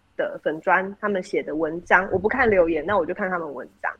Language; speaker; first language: Chinese; native; Chinese